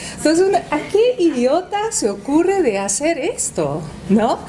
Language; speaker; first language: Spanish; non-native, fluent; Dutch